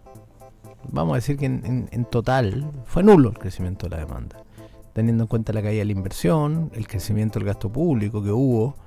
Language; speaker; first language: Spanish; native; Spanish